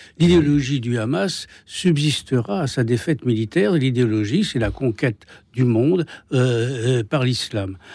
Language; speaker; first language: French; native; French